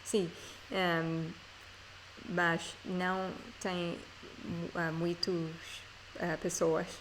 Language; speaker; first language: Portuguese; non-native, learner; English